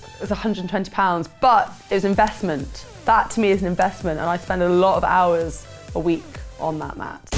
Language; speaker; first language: English; native; English